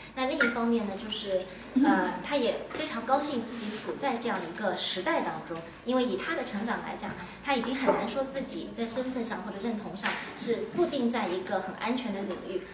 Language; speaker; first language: Chinese; native; Chinese